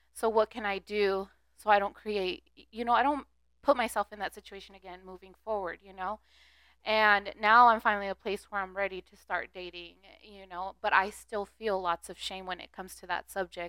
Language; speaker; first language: English; early bilingual, other home language; Spanish